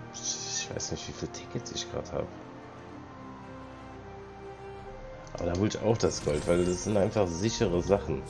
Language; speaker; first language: German; native; German